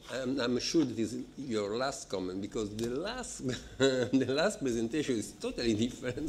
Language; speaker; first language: English; non-native, fluent; Italian